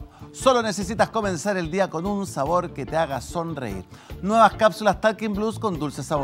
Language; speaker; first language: Spanish; native; Spanish